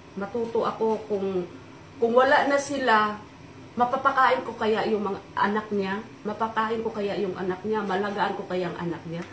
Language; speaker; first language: Filipino; non-native, local second language; Cebuano